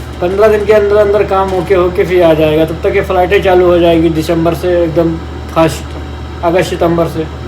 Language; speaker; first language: Hindi; non-native, local second language; Malayalam